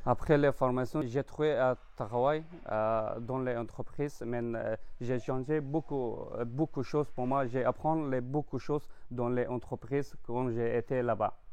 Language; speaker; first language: French; non-native, learner; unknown